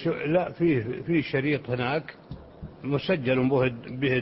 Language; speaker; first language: Arabic; native; Arabic